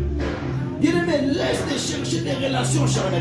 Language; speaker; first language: French; non-native, local second language; Lingala